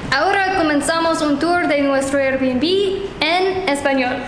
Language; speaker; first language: Spanish; non-native, learner; English